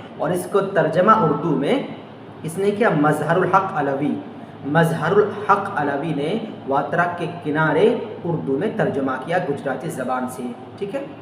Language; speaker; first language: Urdu; native; Urdu